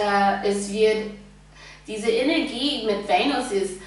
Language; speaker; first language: German; non-native, fluent; English